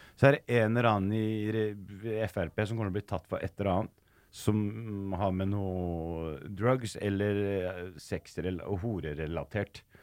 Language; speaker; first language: Norwegian; early bilingual, other home language; Arabic